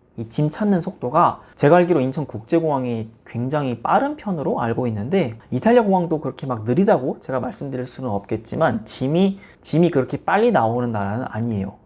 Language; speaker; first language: Korean; native; Korean